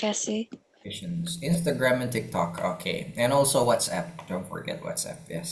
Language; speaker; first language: English; non-native, fluent; Indonesian